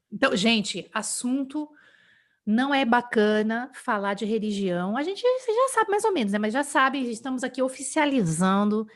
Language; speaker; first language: Portuguese; native; Portuguese